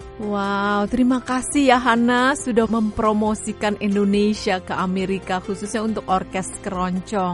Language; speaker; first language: Indonesian; native; Indonesian